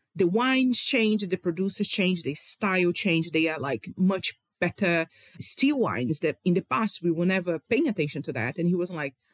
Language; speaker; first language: English; non-native, fluent; Portuguese